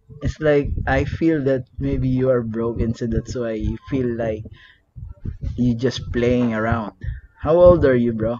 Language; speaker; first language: English; non-native, learner; Filipino